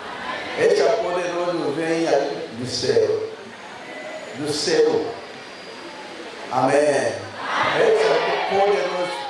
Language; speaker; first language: Portuguese; non-native, learner; Lingala